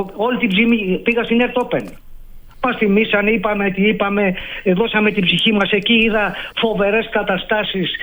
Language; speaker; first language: Greek; native; Greek